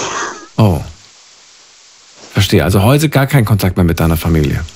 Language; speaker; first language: German; native; German